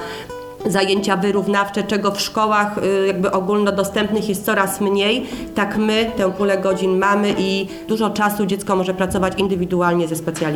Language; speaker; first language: Polish; native; Polish